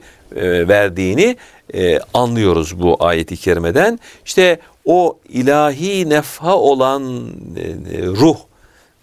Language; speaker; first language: Turkish; native; Turkish